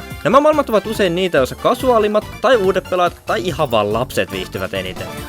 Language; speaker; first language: Finnish; native; Finnish